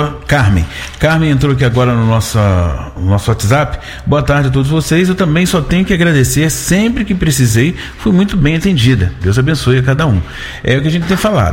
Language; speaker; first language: Portuguese; native; Portuguese